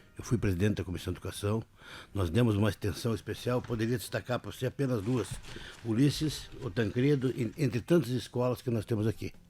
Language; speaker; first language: Portuguese; native; Portuguese